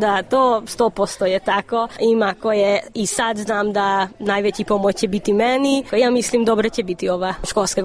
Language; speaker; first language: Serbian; non-native, local second language; Hungarian